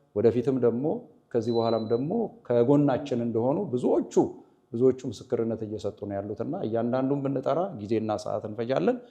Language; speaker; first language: Amharic; native; Amharic